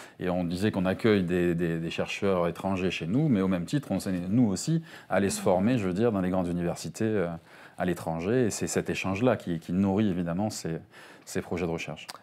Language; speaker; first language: French; native; French